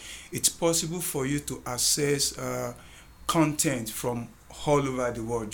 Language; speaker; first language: English; non-native, local second language; Yoruba